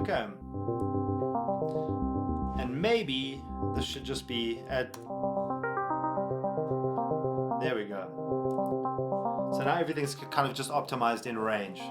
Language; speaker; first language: English; native; English